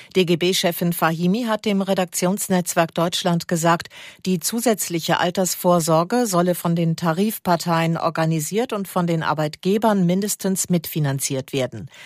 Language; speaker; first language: German; native; German